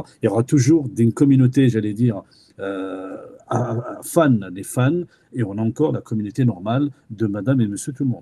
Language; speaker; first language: French; native; French